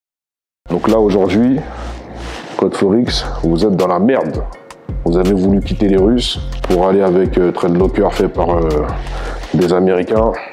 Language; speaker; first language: French; native; French